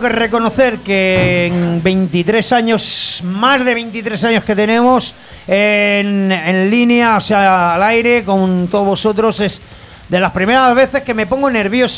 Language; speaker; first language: Spanish; native; Spanish